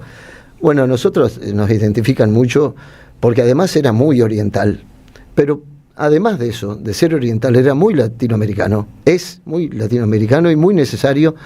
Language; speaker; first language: Spanish; native; Spanish